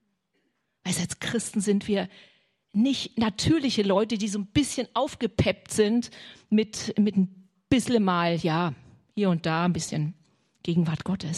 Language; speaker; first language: German; native; German